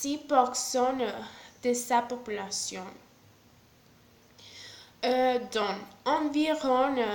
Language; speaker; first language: French; non-native, learner; Spanish